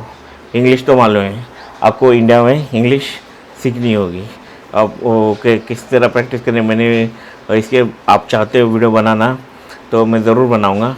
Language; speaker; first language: Hindi; non-native, local second language; Marathi